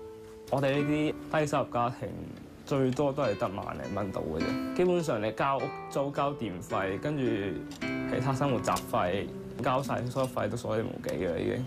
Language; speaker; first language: Chinese; non-native, local second language; Cantonese